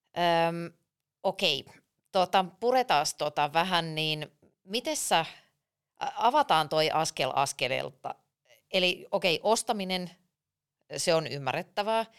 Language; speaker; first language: Finnish; native; Finnish